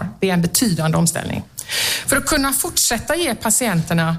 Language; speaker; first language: Swedish; native; Swedish